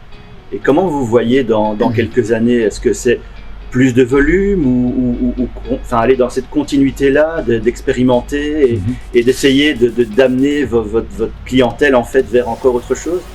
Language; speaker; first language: French; native; French